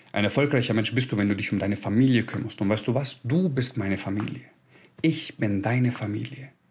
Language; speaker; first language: German; early bilingual, other home language; Croatian